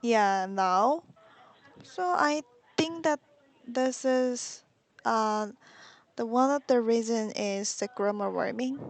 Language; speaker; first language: English; non-native, learner; Korean